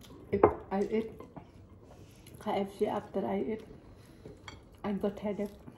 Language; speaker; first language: English; non-native, learner; Indonesian